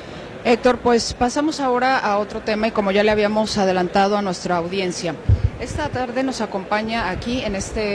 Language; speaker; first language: Spanish; native; Spanish